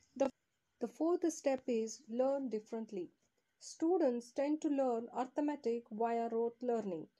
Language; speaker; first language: English; non-native, local second language; Kannada